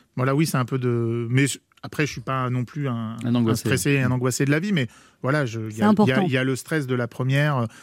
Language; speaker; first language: French; native; French